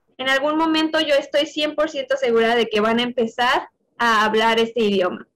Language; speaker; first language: Spanish; native; Spanish